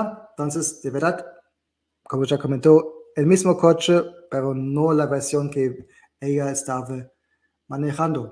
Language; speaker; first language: Spanish; non-native, fluent; German